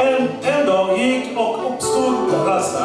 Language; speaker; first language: Swedish; non-native, learner; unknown